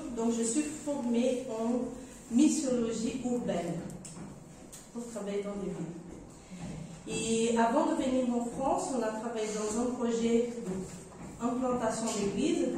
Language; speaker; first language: French; non-native, fluent; Portuguese